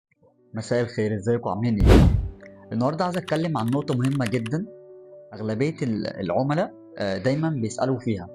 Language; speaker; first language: Arabic; native; Arabic